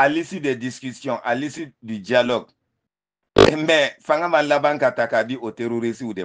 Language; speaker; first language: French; non-native, local second language; Bambara